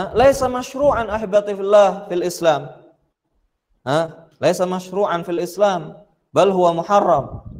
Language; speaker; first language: Arabic; non-native, fluent; Indonesian